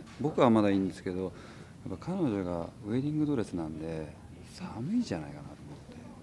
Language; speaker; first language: Japanese; native; Japanese